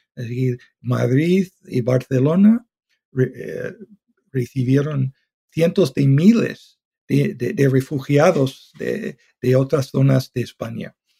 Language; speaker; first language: Spanish; non-native, fluent; English